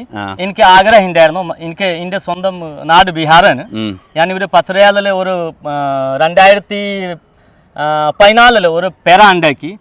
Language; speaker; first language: Malayalam; non-native, fluent; Hindi